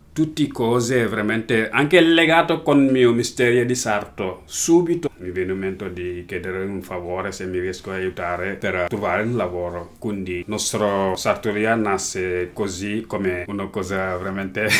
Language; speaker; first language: Italian; non-native, learner; Wolof